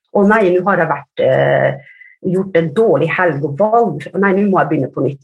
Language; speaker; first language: Norwegian; early bilingual, other home language; Finnish